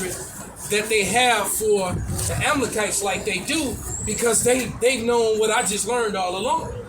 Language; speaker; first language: English; native; English